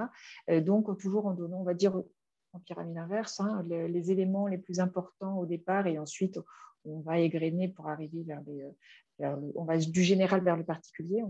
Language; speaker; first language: French; native; French